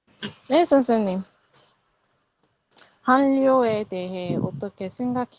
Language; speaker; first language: Korean; non-native, learner; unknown